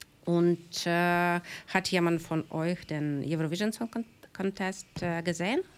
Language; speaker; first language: German; non-native, learner; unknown